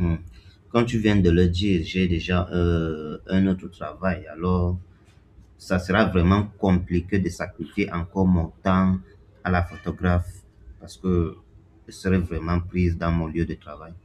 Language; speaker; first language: French; non-native, fluent; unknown